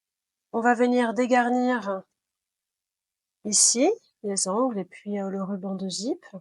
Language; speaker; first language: French; native; French